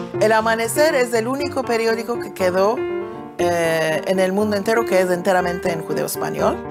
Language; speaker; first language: Spanish; early bilingual, heritage; Ladino